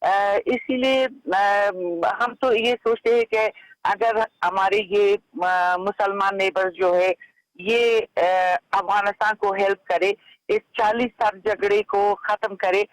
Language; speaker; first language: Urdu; non-native, fluent; Persian